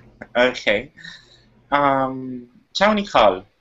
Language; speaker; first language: English; non-native, fluent; Italian